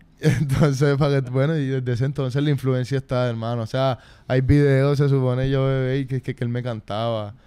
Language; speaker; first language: Spanish; native; Spanish